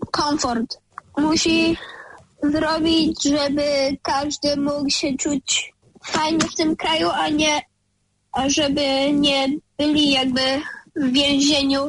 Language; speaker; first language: Polish; early bilingual, heritage; Polish